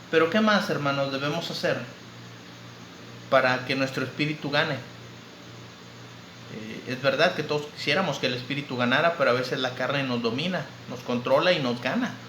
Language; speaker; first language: Spanish; native; Spanish